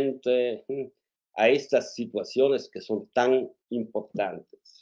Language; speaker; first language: Spanish; non-native, fluent; Italian